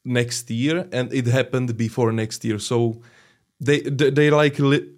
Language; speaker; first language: English; non-native, learner; Czech